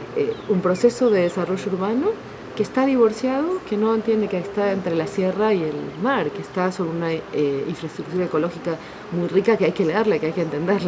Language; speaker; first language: Spanish; native; Spanish